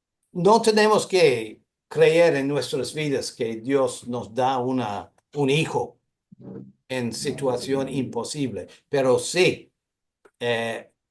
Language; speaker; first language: Spanish; non-native, fluent; English